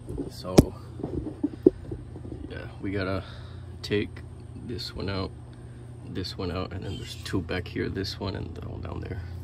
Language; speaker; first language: English; early bilingual, other home language; Spanish